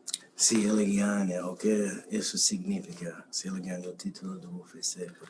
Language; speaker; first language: Portuguese; non-native, learner; English